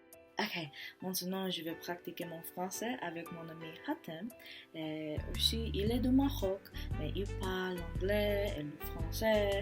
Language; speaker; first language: French; non-native, learner; English